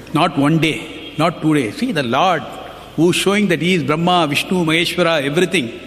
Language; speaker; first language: English; non-native, local second language; Tamil